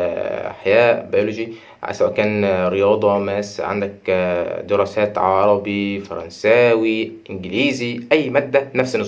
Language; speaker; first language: Arabic; native; Arabic